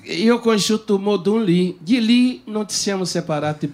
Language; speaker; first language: Italian; non-native, fluent; Portuguese